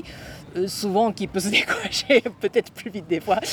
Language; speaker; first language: French; non-native, fluent; Japanese